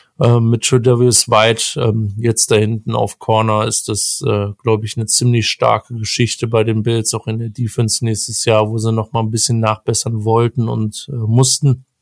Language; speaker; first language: German; native; German